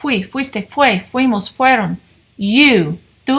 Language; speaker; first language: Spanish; non-native, fluent; English